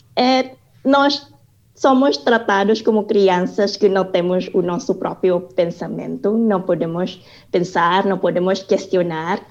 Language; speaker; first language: Portuguese; non-native, fluent; Thai